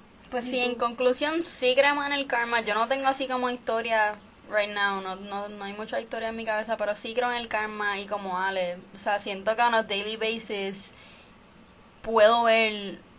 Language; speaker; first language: Spanish; early bilingual, heritage; Spanish